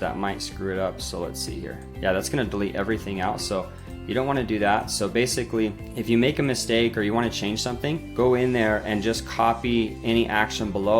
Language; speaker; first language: English; native; English